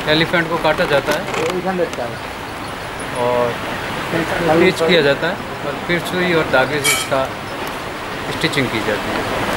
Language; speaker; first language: Hindi; native; Hindi